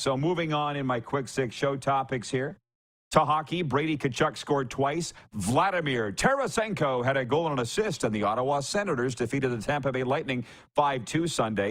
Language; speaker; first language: English; native; English